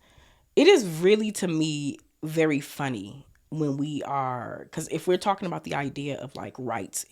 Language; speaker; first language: English; native; English